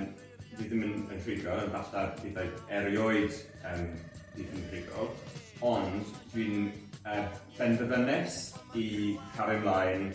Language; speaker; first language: Welsh; non-native, learner; English